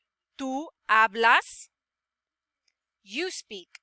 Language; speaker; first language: Spanish; non-native, fluent; English